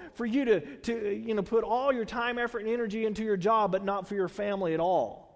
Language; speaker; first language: English; native; English